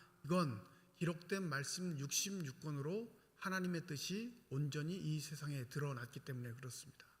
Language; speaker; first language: Korean; native; Korean